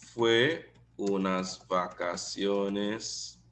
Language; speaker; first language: Spanish; non-native, fluent; English